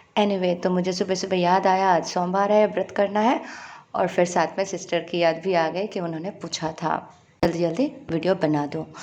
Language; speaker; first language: Hindi; non-native, local second language; Bangla